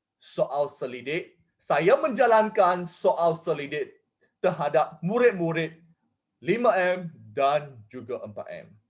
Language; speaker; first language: Malay; non-native, local second language; Chinese